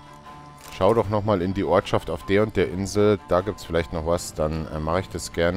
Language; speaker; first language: German; native; German